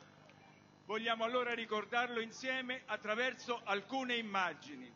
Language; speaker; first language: Italian; native; Italian